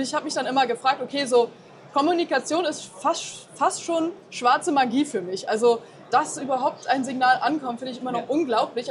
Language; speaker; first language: German; native; German